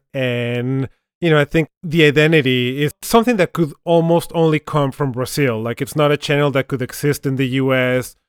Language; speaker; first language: English; non-native, fluent; Spanish